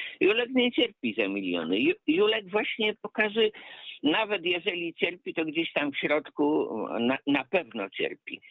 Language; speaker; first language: Polish; native; Polish